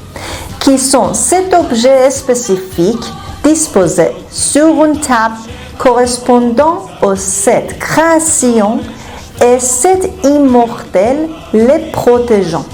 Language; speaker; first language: French; non-native, fluent; Persian